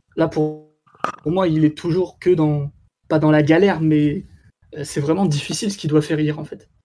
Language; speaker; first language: French; native; French